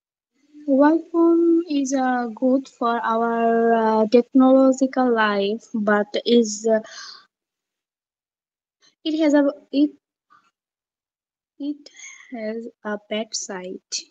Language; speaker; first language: English; non-native, learner; Bangla